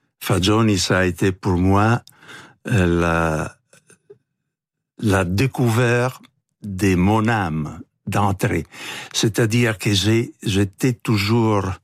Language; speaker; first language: French; non-native, fluent; Italian